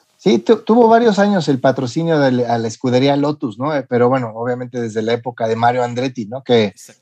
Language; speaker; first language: Spanish; native; Spanish